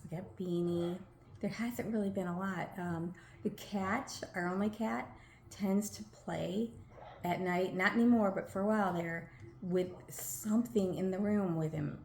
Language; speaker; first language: English; native; English